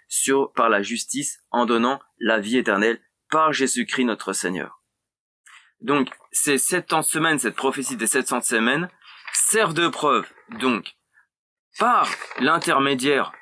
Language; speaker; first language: French; native; French